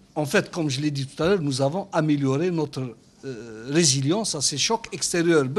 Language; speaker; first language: French; non-native, local second language; Arabic